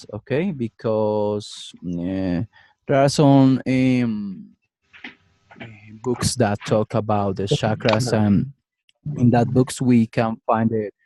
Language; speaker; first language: English; non-native, learner; Spanish